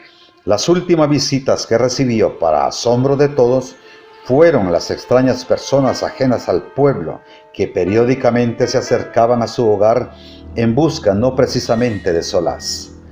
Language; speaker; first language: Spanish; native; Spanish